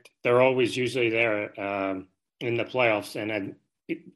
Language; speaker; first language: English; native; English